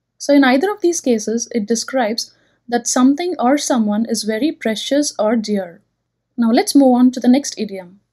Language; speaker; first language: English; non-native, local second language; Telugu